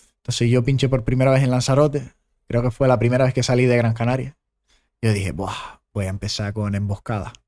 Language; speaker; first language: Spanish; early bilingual, other home language; German